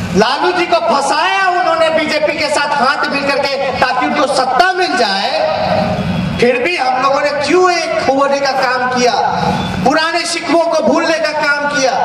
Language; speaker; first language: Hindi; native; Hindi